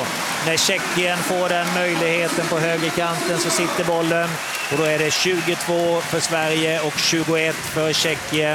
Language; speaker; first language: Swedish; native; Swedish